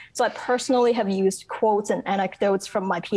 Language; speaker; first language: English; non-native, local second language; Cantonese